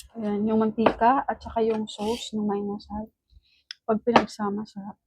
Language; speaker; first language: Filipino; non-native, local second language; Cebuano